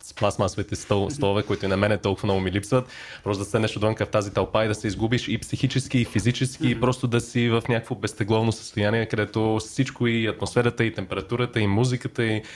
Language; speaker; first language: Bulgarian; early bilingual, heritage; Bulgarian